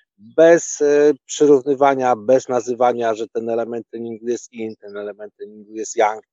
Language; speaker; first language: Polish; native; Polish